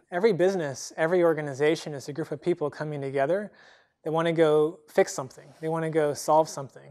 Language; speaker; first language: English; native; English